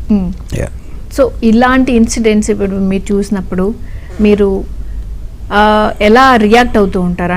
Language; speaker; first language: Telugu; native; Telugu